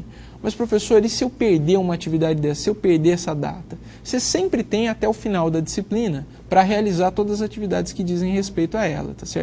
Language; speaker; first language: Portuguese; native; Portuguese